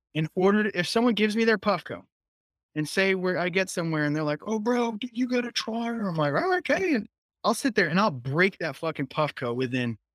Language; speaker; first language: English; native; English